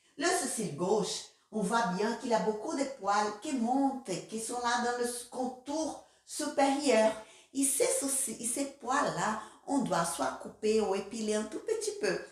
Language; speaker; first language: French; non-native, fluent; Portuguese